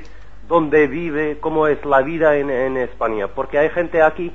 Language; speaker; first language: Spanish; non-native, learner; Arabic